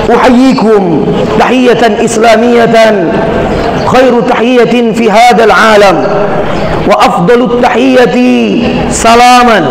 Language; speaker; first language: Arabic; non-native, fluent; Indonesian